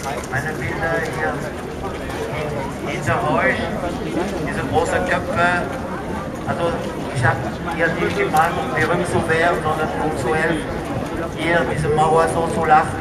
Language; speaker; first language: German; non-native, fluent; French